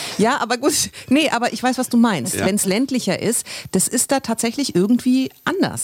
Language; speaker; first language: German; native; German